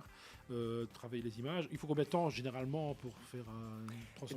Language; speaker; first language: French; native; French